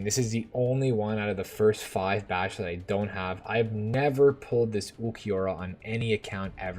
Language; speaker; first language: English; native; English